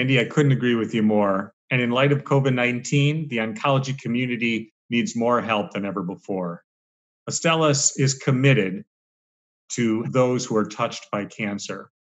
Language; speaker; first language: English; native; English